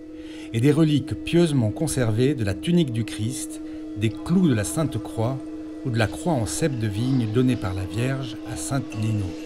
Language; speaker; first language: French; native; French